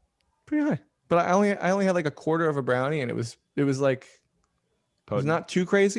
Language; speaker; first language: English; native; English